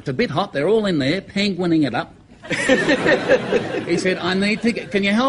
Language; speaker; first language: English; native; English